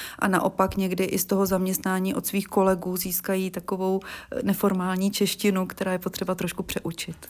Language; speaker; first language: Czech; native; Czech